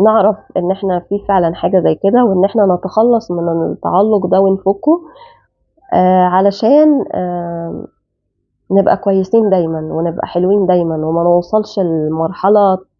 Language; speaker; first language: Arabic; native; Arabic